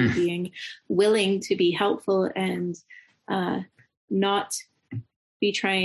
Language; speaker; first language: English; native; English